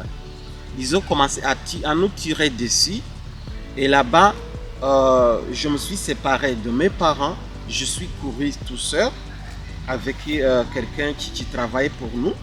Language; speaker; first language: French; non-native, local second language; Kinyarwanda